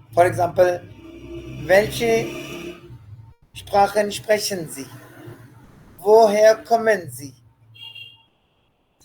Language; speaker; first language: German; non-native, fluent; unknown